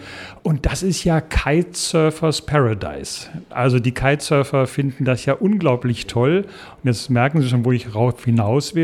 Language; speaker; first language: German; native; German